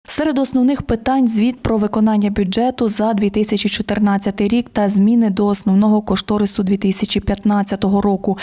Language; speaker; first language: Ukrainian; native; Ukrainian